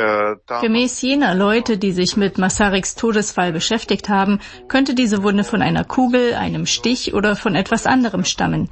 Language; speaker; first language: German; native; German